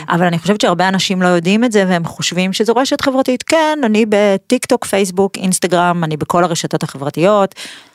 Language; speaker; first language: Hebrew; native; Hebrew